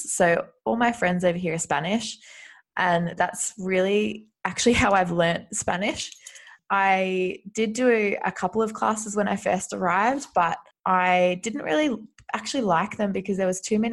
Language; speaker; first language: English; native; English